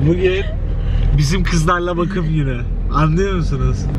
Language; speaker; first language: Turkish; native; Turkish